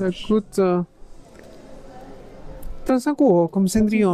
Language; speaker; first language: French; non-native, fluent; Spanish